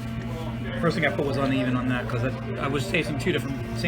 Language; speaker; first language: English; native; English